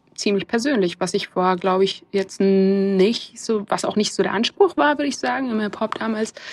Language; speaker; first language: German; native; German